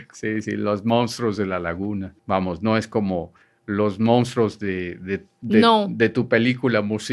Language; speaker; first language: Spanish; native; Spanish